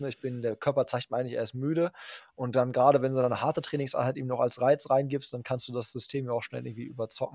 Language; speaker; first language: German; native; German